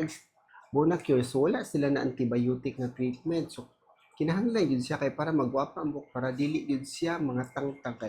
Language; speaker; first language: Cebuano; native; Cebuano